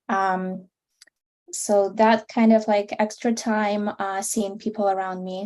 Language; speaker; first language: English; non-native, fluent; Russian